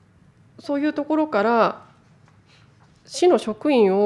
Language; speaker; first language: Japanese; native; Japanese